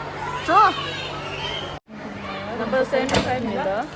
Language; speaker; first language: Hindi; non-native, fluent; Tibetan